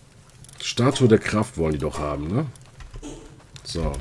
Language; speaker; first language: German; native; German